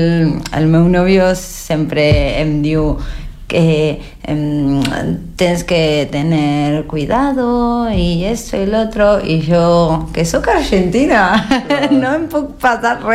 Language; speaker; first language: Catalan; non-native, learner; Spanish